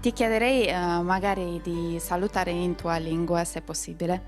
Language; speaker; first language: Italian; native; Italian